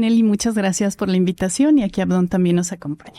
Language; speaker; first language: Spanish; native; Spanish